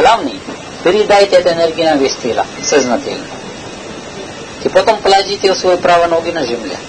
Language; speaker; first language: Russian; non-native, learner; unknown